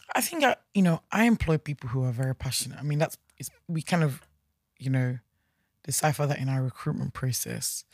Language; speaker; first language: English; non-native, local second language; Yoruba